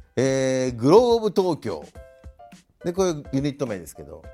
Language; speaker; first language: Japanese; non-native, fluent; Korean